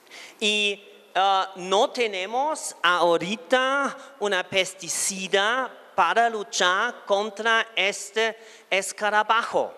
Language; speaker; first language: Spanish; non-native, fluent; German